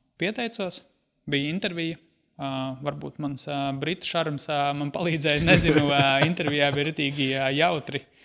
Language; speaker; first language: Latvian; native; Latvian